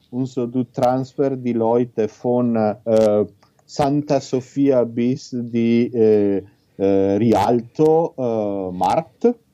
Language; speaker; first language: German; non-native, learner; Italian